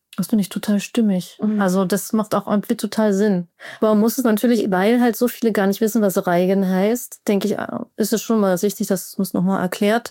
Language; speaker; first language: German; native; German